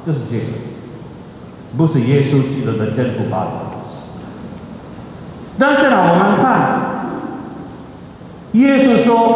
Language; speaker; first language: Chinese; non-native, fluent; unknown